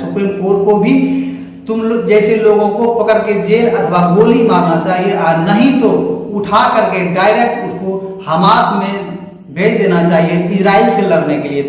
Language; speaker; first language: Hindi; native; Hindi